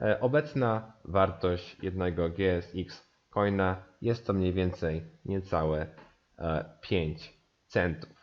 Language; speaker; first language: Polish; native; Polish